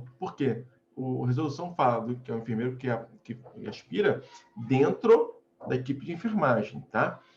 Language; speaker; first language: Portuguese; native; Portuguese